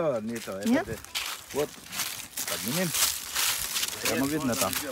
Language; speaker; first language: Russian; non-native, learner; Georgian